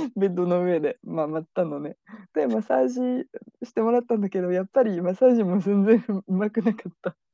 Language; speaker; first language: Japanese; non-native, fluent; French